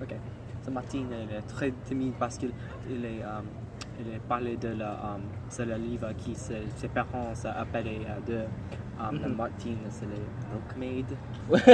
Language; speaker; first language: French; non-native, learner; English